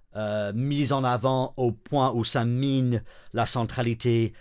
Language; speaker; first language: French; non-native, fluent; English